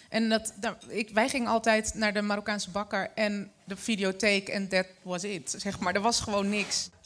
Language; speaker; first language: Dutch; early bilingual, other home language; Arabic